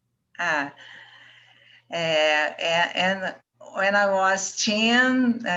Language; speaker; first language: English; non-native, learner; Portuguese